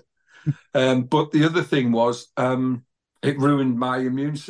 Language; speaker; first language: English; native; English